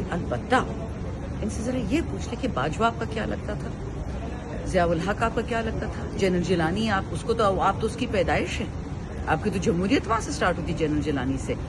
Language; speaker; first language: Urdu; non-native, local second language; Pashto